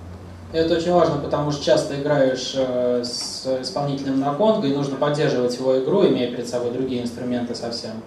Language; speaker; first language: Russian; native; Russian